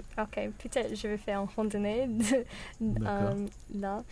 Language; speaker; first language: French; non-native, learner; English